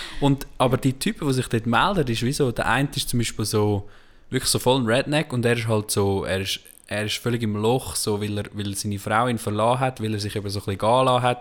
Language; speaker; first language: German; native; German